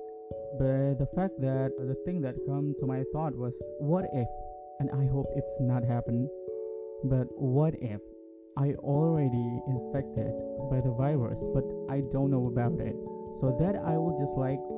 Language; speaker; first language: English; non-native, fluent; Indonesian